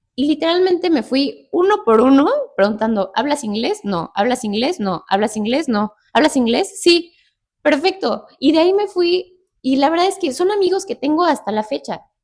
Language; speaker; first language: Spanish; native; Spanish